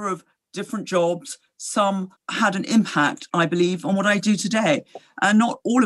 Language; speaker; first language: English; native; English